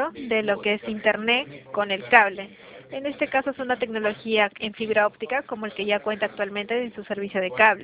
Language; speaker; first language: Spanish; native; Spanish